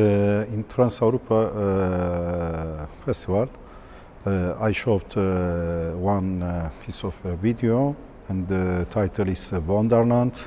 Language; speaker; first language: English; non-native, learner; Turkish